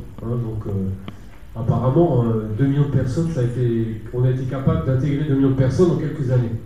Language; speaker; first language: French; native; French